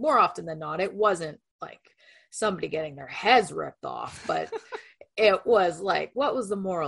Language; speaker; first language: English; non-native, fluent; Spanish